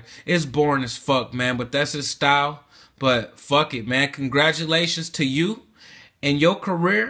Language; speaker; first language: English; native; English